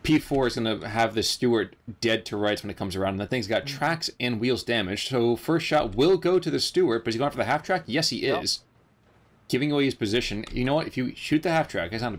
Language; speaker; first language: English; native; English